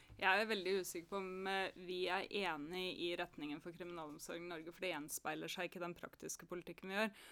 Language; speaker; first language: Norwegian; native; Norwegian